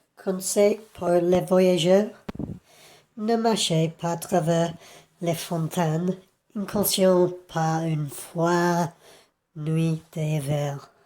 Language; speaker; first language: French; non-native, learner; English